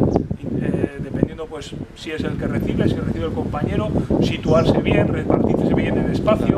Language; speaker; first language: Spanish; native; Spanish